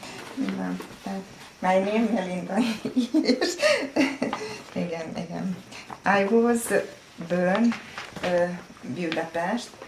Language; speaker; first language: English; non-native, learner; Hungarian